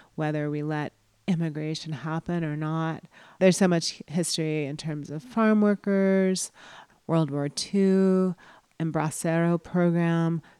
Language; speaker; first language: English; native; English